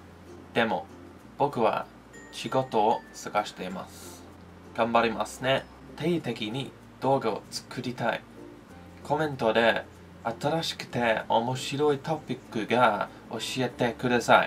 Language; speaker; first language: Japanese; non-native, learner; English